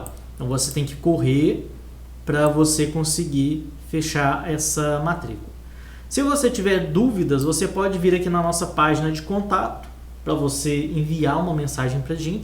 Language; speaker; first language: Portuguese; native; Portuguese